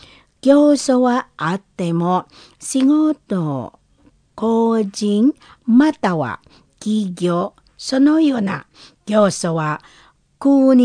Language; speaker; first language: Japanese; non-native, fluent; Indonesian